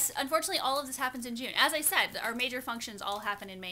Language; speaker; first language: English; native; English